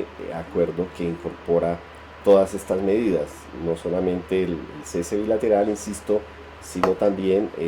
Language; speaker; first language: Spanish; native; Spanish